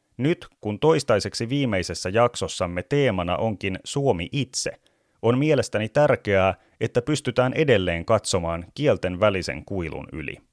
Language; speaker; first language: Finnish; native; Finnish